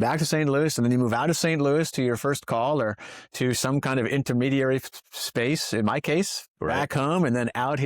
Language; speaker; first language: English; native; English